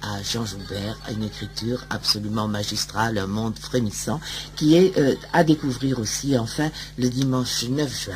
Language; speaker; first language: French; native; French